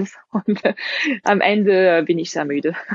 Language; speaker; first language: German; non-native, fluent; French